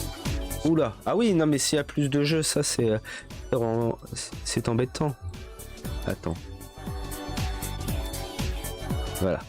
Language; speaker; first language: French; native; French